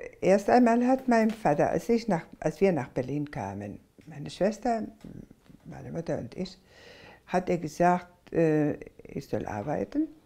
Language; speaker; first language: German; non-native, fluent; Spanish